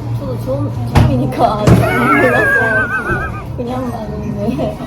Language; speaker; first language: Korean; non-native, learner; Japanese